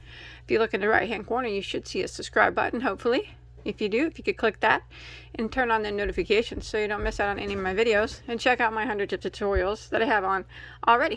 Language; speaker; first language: English; native; English